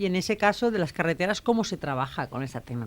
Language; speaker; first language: Spanish; native; Spanish